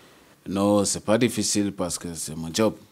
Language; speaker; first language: French; non-native, learner; English